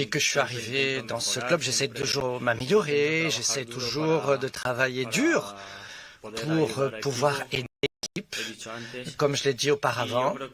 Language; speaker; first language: French; non-native, fluent; Spanish